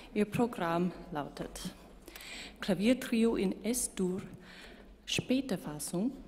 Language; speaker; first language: German; native; German